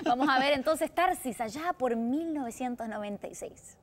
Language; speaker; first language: Spanish; native; Spanish